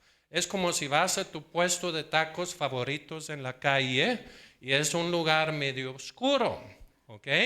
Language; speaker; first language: Spanish; non-native, fluent; Danish